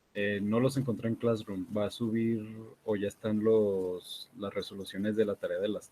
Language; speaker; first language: Spanish; native; Spanish